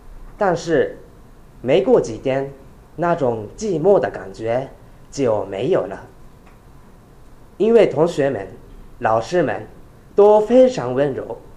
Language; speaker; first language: Chinese; non-native, fluent; Japanese